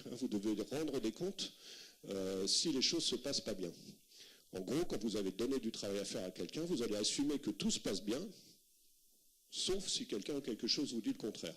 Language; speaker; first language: French; native; French